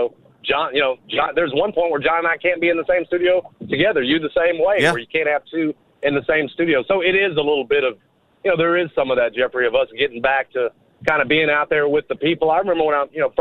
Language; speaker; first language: English; native; English